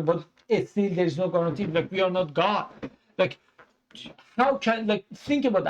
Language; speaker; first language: English; non-native, fluent; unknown